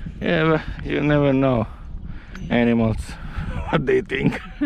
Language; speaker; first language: English; non-native, fluent; Italian